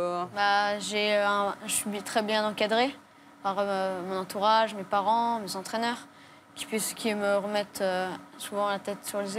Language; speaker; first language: French; native; French